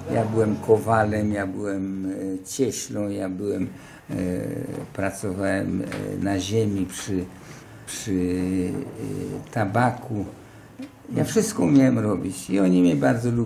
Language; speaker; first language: Polish; early bilingual, heritage; Polish